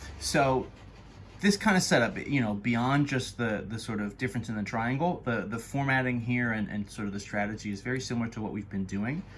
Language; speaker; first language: English; native; English